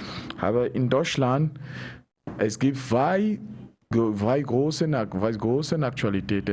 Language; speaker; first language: German; non-native, learner; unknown